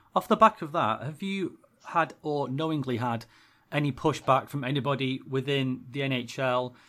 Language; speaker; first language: English; native; English